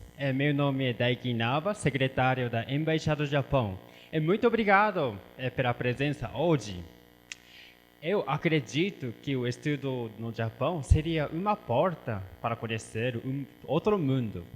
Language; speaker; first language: Portuguese; non-native, fluent; Japanese